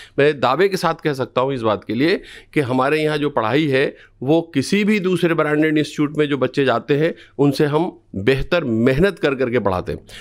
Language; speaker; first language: Hindi; native; Hindi